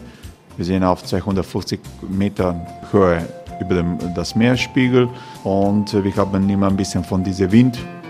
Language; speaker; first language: German; non-native, learner; Croatian